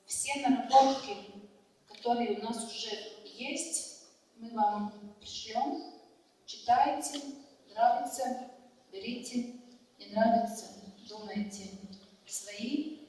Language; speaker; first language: Russian; non-native, fluent; Latvian